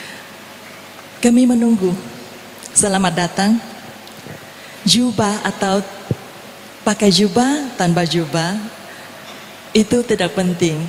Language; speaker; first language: Indonesian; non-native, fluent; Vietnamese